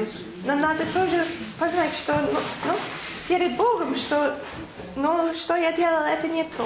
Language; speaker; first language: Russian; non-native, fluent; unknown